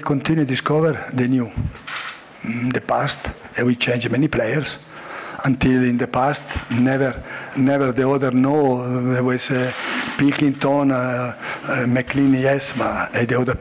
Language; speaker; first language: English; non-native, learner; Italian